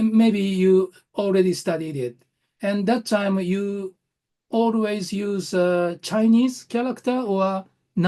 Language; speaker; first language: English; non-native, learner; Japanese